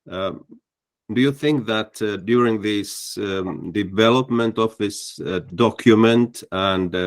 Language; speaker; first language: English; non-native, fluent; Finnish